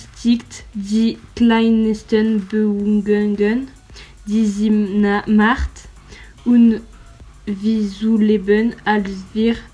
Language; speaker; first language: German; non-native, learner; French